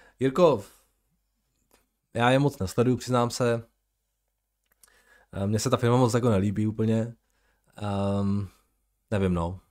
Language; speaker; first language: Czech; native; Czech